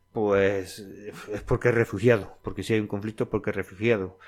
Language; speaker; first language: Spanish; native; Spanish